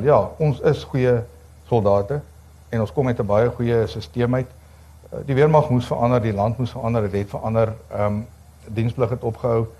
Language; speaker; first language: Afrikaans; native; Afrikaans